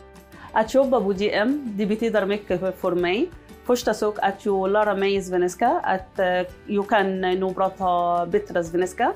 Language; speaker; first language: Swedish; non-native, learner; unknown